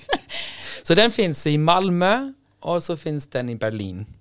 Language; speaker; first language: Swedish; non-native, fluent; Icelandic